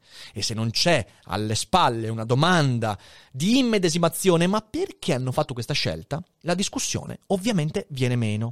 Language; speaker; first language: Italian; native; Italian